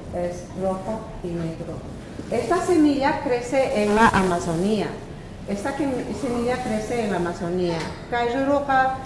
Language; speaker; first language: Spanish; non-native, local second language; Quechua